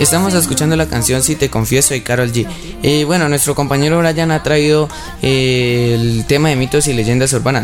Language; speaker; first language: Spanish; native; Spanish